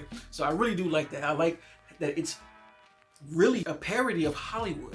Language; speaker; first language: English; native; English